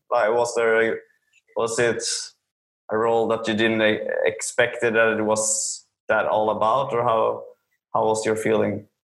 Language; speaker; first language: English; non-native, fluent; Swedish